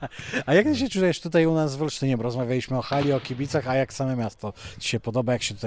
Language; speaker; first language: Polish; native; Polish